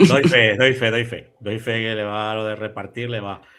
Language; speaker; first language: Spanish; native; Spanish